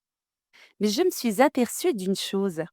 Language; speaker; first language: French; native; French